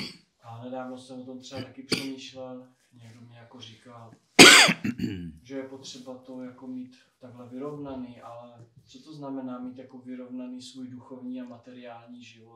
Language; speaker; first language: Czech; native; Czech